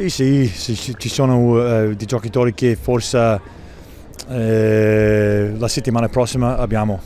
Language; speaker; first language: Italian; non-native, learner; English